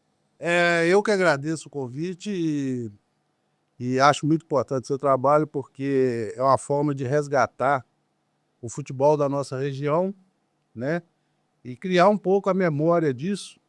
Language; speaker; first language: Portuguese; native; Portuguese